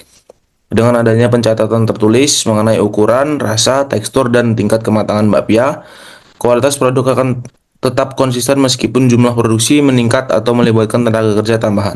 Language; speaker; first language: Indonesian; native; Indonesian